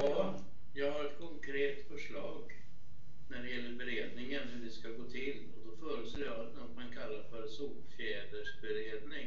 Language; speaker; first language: Swedish; native; Swedish